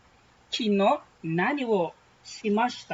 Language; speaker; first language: Japanese; non-native, fluent; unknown